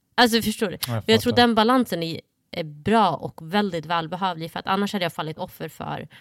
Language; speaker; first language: Swedish; early bilingual, other home language; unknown